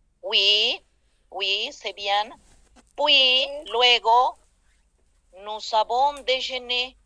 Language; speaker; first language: French; non-native, fluent; Spanish